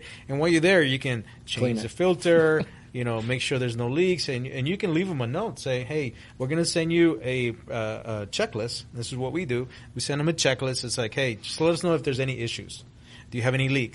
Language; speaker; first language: English; early bilingual, other home language; Spanish